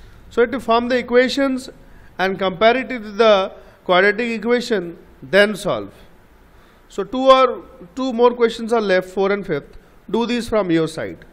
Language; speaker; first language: English; non-native, local second language; Bangla